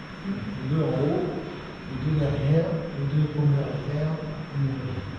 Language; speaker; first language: French; native; French